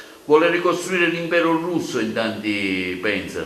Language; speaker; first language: Italian; native; Italian